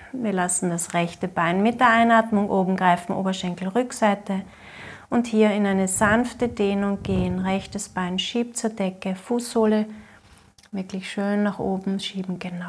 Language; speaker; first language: German; native; German